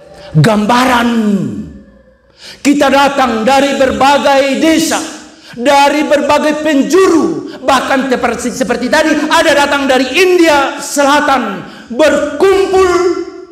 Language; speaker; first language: Indonesian; non-native, local second language; Batak Toba